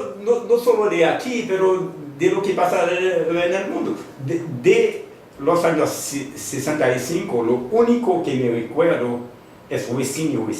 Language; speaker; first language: Spanish; non-native, fluent; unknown